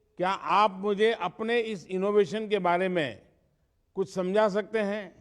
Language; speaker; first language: Hindi; non-native, local second language; Gujarati